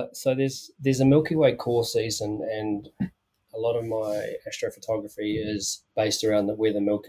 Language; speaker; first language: English; native; English